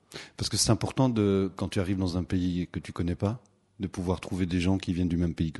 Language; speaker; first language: French; native; French